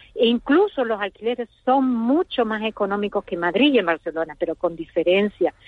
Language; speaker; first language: Spanish; native; Spanish